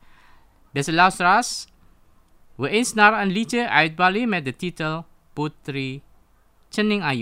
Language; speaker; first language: Dutch; non-native, fluent; Indonesian